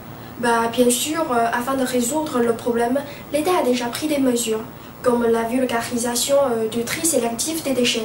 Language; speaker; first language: French; non-native, fluent; Chinese